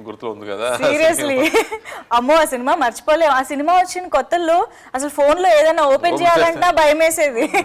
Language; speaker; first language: Telugu; native; Telugu